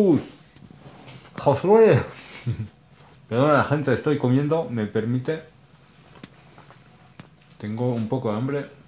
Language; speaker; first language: Spanish; non-native, learner; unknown